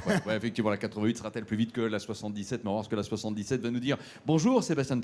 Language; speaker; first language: French; native; French